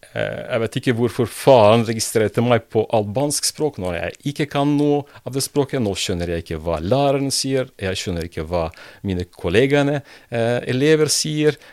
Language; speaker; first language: Norwegian; non-native, fluent; Serbian